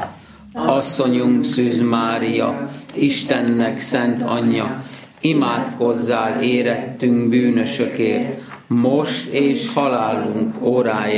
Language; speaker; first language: Hungarian; native; Hungarian